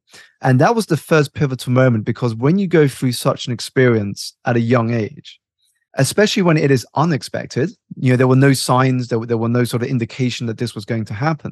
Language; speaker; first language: English; native; English